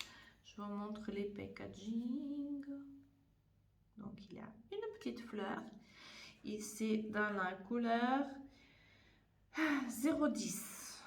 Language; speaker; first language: French; non-native, fluent; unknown